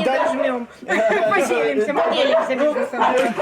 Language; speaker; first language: Russian; native; Russian